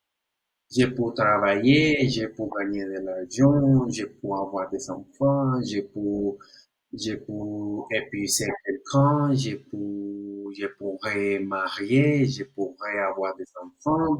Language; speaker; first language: French; non-native, learner; Spanish